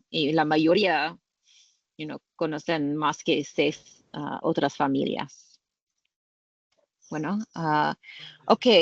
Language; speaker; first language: Spanish; non-native, learner; English